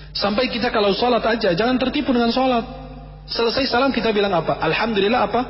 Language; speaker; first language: Indonesian; non-native, fluent; Arabic